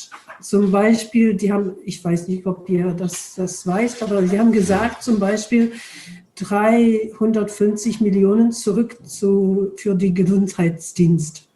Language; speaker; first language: German; non-native, fluent; English